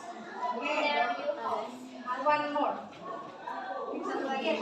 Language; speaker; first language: English; non-native, learner; Indonesian